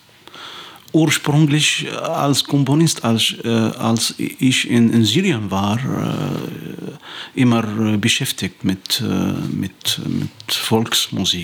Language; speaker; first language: German; non-native, fluent; Arabic